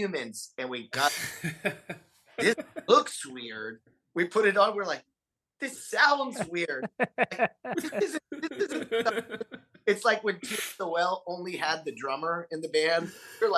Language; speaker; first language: English; native; English